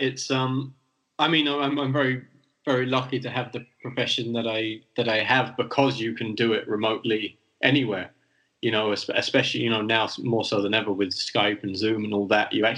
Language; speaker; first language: English; native; English